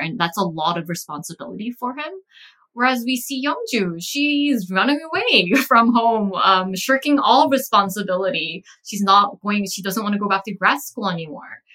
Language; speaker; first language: English; early bilingual, other home language; Korean